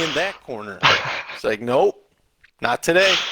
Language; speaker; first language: English; native; English